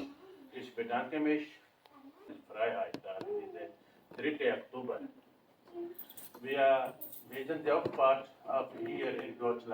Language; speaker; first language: German; non-native, learner; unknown